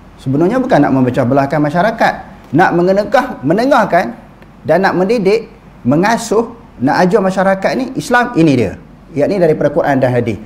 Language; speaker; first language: Malay; native; Malay